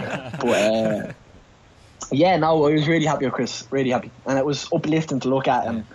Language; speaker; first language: English; native; English